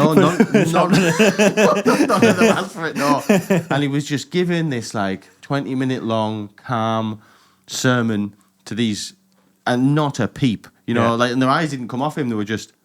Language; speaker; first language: English; native; English